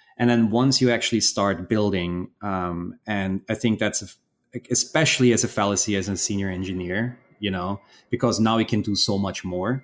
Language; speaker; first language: English; non-native, fluent; German